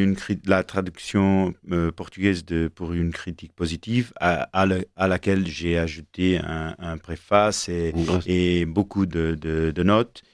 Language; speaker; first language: French; non-native, fluent; Portuguese